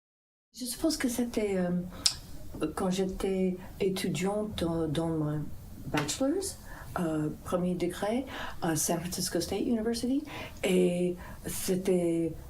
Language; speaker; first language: French; non-native, fluent; English